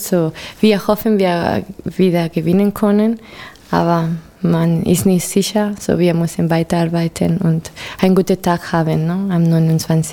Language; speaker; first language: German; non-native, fluent; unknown